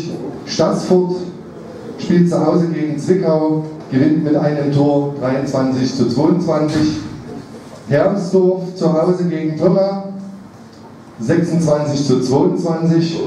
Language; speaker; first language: German; native; German